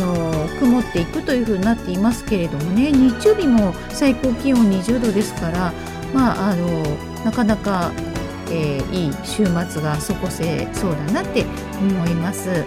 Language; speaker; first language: Japanese; native; Japanese